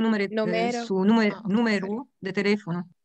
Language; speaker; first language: Spanish; non-native, learner; Arabic